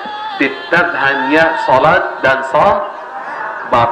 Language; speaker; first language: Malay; non-native, learner; Arabic